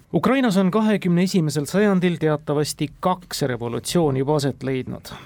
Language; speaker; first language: Estonian; native; Estonian